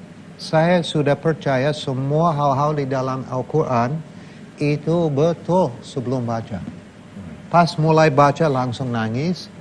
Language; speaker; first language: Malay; non-native, fluent; English